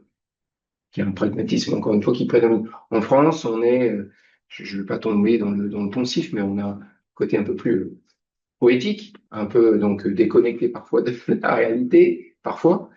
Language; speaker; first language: French; native; French